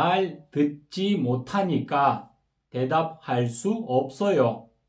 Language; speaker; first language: Korean; non-native, fluent; Kyrgyz